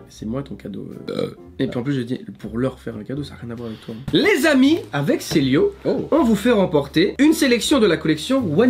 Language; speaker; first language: French; native; French